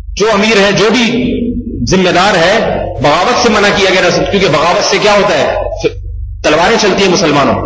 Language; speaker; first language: Urdu; native; Urdu